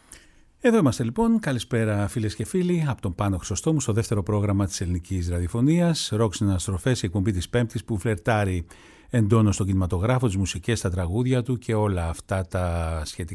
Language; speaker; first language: Greek; native; Greek